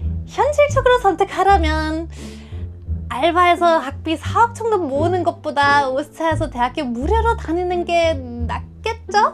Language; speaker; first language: Korean; non-native, fluent; German